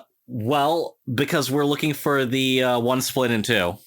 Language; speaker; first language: English; native; English